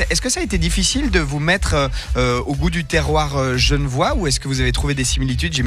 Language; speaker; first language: French; native; French